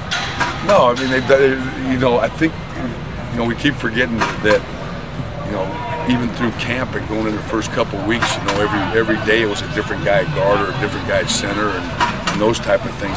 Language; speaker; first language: English; native; English